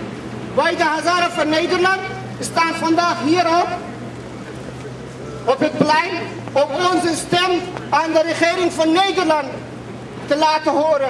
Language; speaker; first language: Dutch; non-native, fluent; Persian